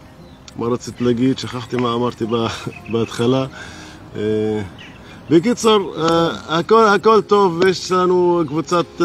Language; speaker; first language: Hebrew; non-native, local second language; Arabic